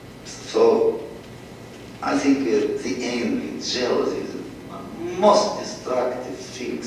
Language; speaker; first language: English; non-native, fluent; Russian